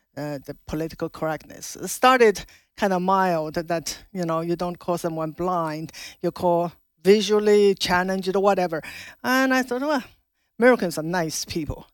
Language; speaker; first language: English; non-native, fluent; Chinese